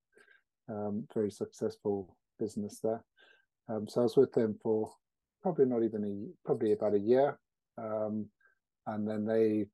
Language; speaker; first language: English; native; English